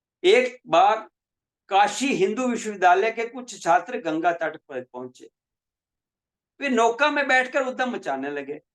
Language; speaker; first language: Hindi; native; Hindi